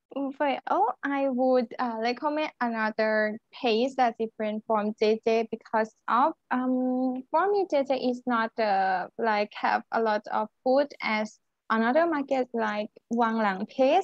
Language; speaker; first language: English; non-native, learner; Thai